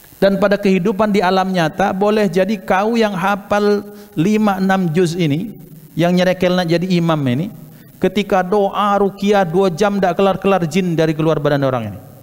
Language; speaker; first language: Malay; non-native, local second language; Javanese